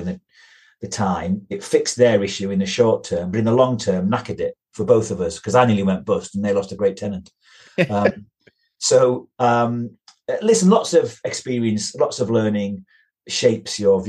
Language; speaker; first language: English; native; English